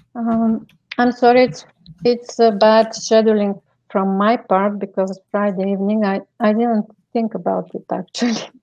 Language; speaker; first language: English; non-native, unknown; Bulgarian